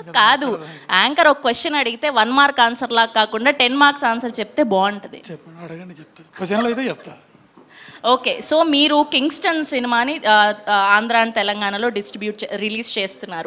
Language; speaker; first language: Telugu; native; Telugu